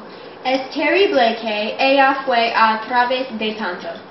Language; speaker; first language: Spanish; non-native, learner; English